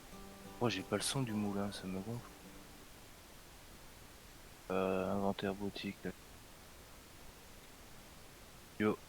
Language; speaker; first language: French; native; French